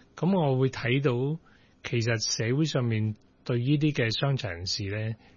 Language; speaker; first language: Cantonese; native; Cantonese